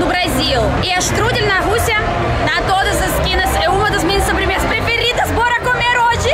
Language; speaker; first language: Portuguese; non-native, fluent; Russian